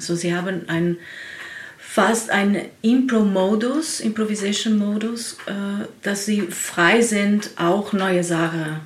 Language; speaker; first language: German; non-native, learner; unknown